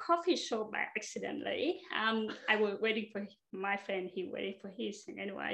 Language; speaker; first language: English; non-native, fluent; Vietnamese